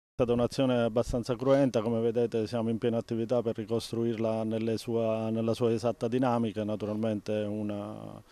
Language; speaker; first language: Italian; native; Italian